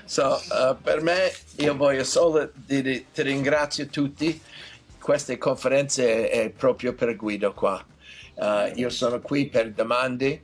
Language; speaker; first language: Italian; non-native, learner; English